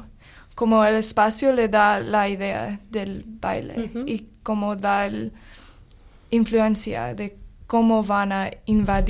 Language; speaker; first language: Spanish; non-native, learner; English